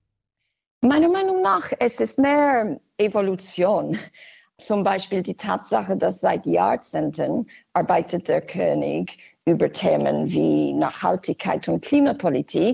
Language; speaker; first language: German; non-native, fluent; English